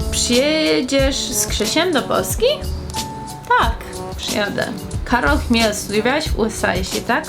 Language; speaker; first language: Polish; early bilingual, heritage; Polish